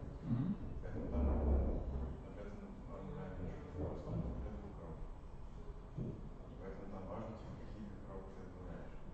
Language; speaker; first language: Russian; native; Russian